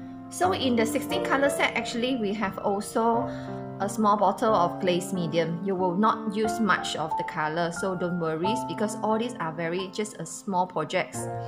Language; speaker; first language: English; non-native, local second language; Chinese